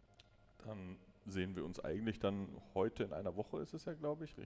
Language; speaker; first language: German; native; German